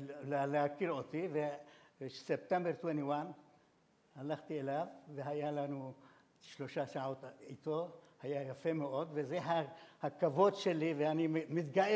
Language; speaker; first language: Hebrew; non-native, fluent; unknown